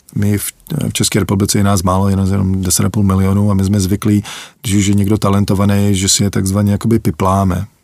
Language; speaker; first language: Czech; early bilingual, heritage; Czech